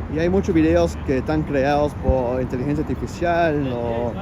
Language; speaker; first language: Spanish; early bilingual, heritage; Spanish